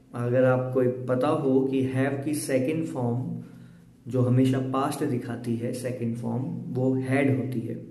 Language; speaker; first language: Hindi; native; Hindi